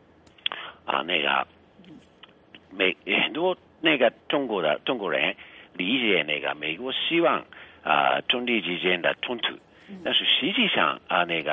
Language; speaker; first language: Chinese; non-native, fluent; Japanese